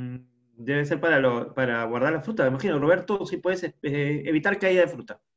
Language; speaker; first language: Spanish; native; Spanish